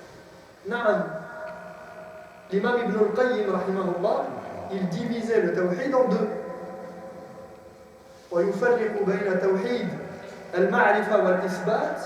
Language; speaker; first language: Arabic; non-native, fluent; French